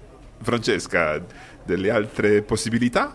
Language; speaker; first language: Italian; non-native, fluent; English